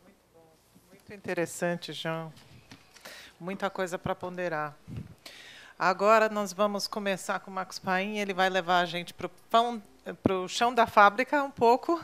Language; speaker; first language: Portuguese; non-native, fluent; English